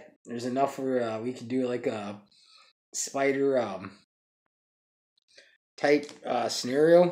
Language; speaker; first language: English; native; English